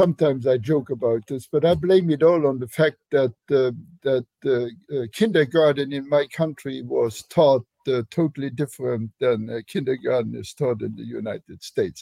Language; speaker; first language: English; non-native, fluent; Luxembourgish